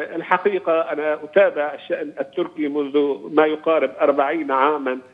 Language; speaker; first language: Arabic; non-native, fluent; Turkish